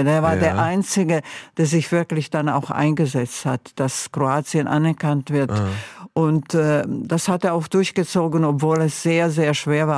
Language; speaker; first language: German; non-native, fluent; Croatian